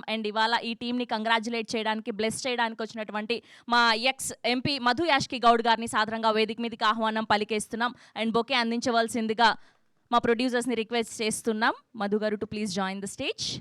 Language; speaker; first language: Telugu; native; Telugu